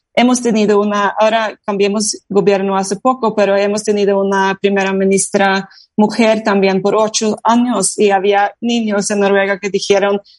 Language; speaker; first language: Spanish; non-native, fluent; Norwegian